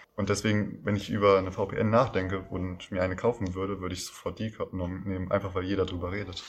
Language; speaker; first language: German; native; German